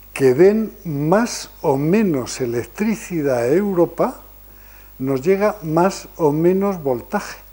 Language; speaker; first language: Spanish; native; Spanish